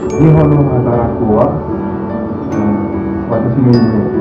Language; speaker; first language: Japanese; non-native, learner; Indonesian